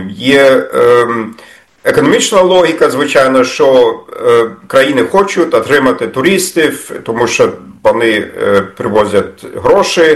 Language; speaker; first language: Ukrainian; non-native, fluent; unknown